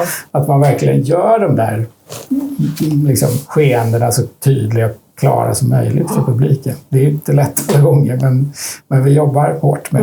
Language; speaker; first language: Swedish; native; Swedish